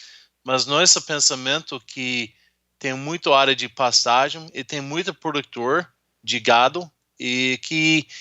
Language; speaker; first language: Portuguese; non-native, fluent; English